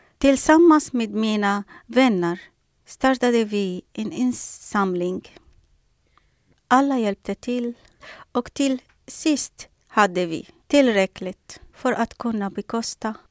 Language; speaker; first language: Swedish; non-native, learner; Arabic